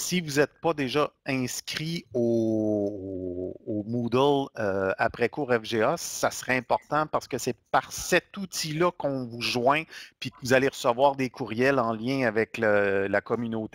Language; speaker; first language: French; native; French